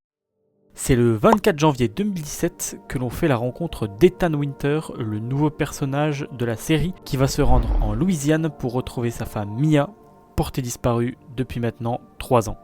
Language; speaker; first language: French; native; French